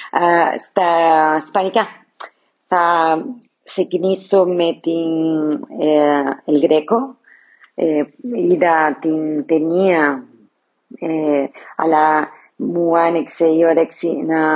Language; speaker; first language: Greek; non-native, learner; Portuguese